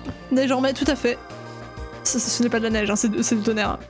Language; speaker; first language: French; native; French